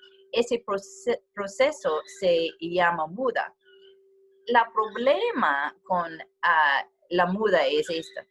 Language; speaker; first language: Spanish; non-native, learner; English